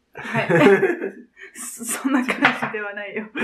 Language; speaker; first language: Japanese; non-native, learner; Dutch